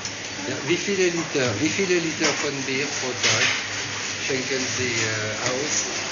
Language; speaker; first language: German; non-native, learner; French